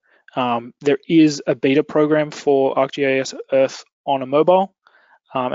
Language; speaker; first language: English; native; English